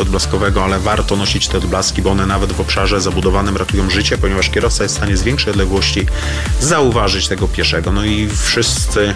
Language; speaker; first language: Polish; native; Polish